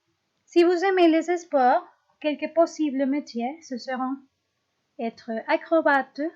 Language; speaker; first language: French; non-native, fluent; Spanish